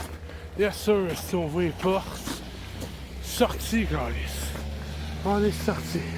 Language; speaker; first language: French; native; French